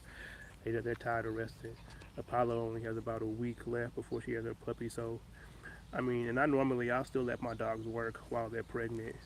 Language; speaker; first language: English; native; English